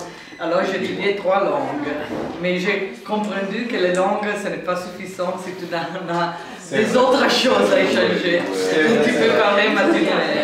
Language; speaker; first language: French; non-native, fluent; Italian